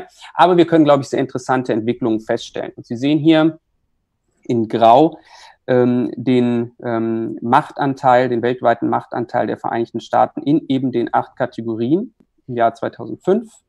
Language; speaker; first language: German; native; German